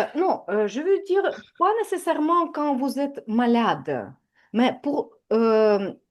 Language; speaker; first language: French; non-native, fluent; Ukrainian